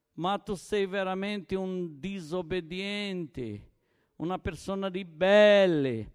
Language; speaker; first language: Italian; non-native, fluent; Portuguese